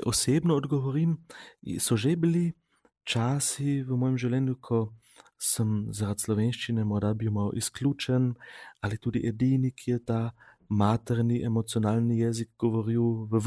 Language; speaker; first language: German; non-native, local second language; Slovenian